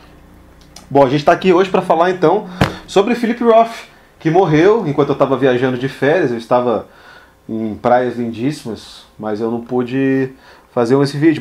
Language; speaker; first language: Portuguese; native; Portuguese